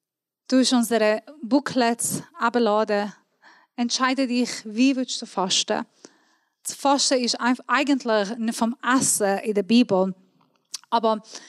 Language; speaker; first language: German; non-native, fluent; Persian